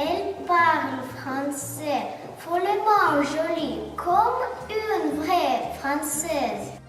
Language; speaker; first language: French; non-native, learner; Russian